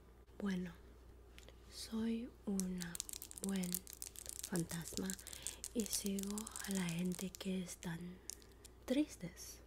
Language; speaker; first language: Spanish; non-native, learner; English